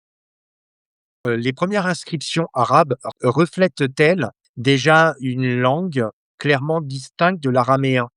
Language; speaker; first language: French; native; French